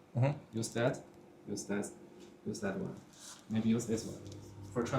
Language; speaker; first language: English; non-native, learner; Chinese